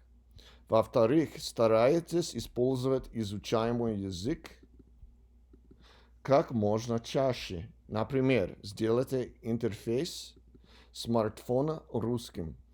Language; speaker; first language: Russian; non-native, learner; English